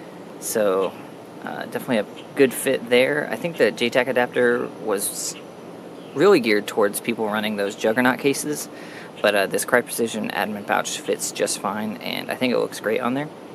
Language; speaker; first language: English; native; English